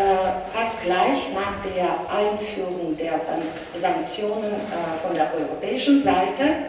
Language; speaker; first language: German; non-native, fluent; Russian